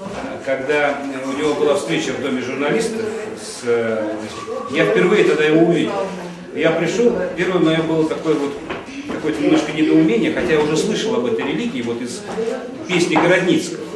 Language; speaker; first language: Russian; native; Russian